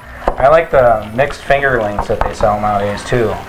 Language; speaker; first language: English; native; English